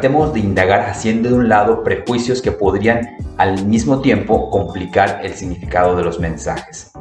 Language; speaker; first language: Spanish; native; Spanish